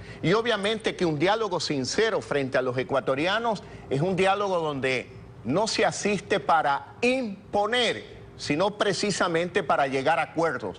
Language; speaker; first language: Spanish; native; Spanish